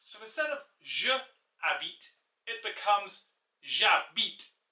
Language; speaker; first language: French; non-native, fluent; English